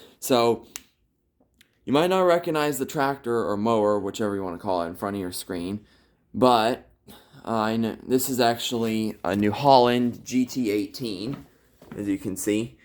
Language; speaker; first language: English; native; English